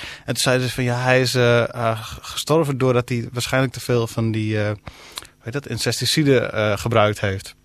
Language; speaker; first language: Dutch; non-native, local second language; Western Frisian